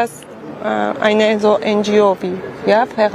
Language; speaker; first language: German; non-native, fluent; Armenian